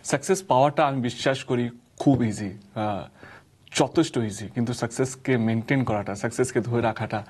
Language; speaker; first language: Bangla; non-native, local second language; Hindi